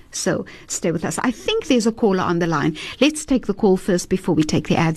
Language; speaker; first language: English; early bilingual, other home language; Afrikaans